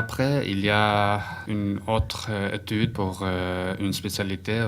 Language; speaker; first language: French; non-native, learner; Albanian